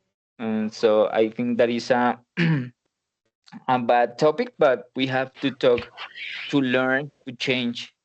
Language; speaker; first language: English; non-native, learner; Spanish